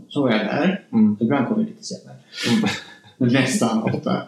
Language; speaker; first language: Swedish; early bilingual, other home language; Spanish